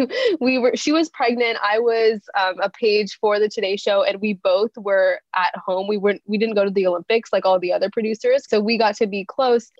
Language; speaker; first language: English; native; English